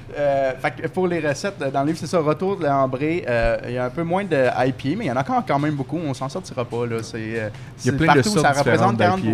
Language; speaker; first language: French; native; French